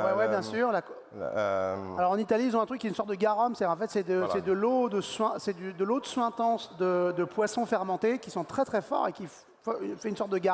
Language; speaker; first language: French; native; French